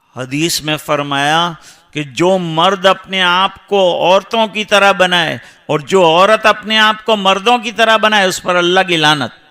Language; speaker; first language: Urdu; non-native, local second language; Gujarati